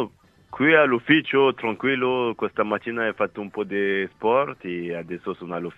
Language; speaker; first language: Italian; non-native, fluent; French